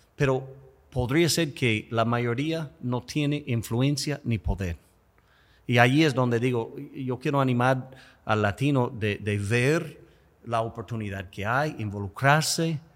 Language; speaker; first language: Spanish; non-native, fluent; English